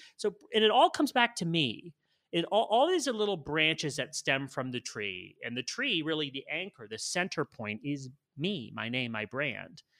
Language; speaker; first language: English; native; English